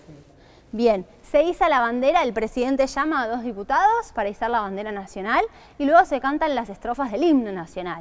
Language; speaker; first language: Spanish; native; Spanish